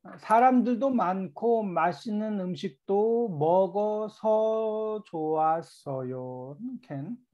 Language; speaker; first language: Korean; native; Korean